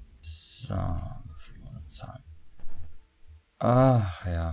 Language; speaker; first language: German; native; German